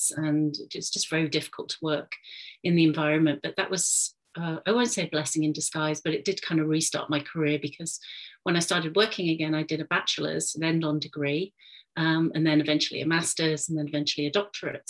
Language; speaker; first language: English; native; English